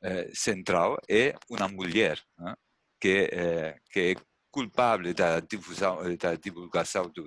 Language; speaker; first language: Portuguese; non-native, learner; German